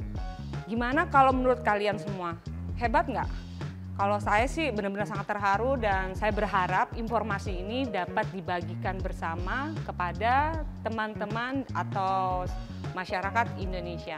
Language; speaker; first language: Indonesian; native; Indonesian